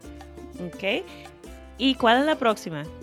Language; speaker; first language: Spanish; non-native, fluent; English